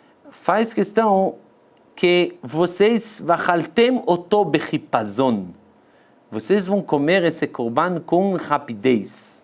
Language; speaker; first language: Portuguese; non-native, fluent; Hebrew